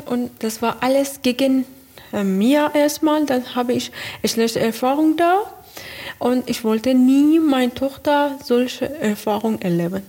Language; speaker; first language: German; non-native, learner; Persian